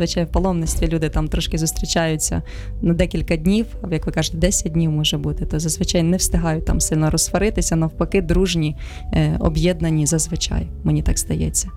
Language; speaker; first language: Ukrainian; native; Ukrainian